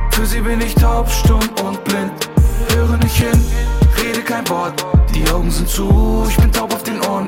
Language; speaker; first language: German; native; German